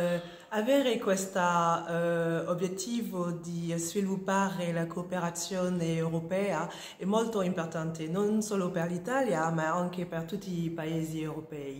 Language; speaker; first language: Italian; non-native, fluent; French